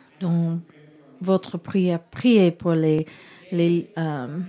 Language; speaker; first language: French; non-native, learner; English